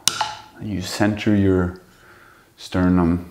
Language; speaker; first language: English; native; English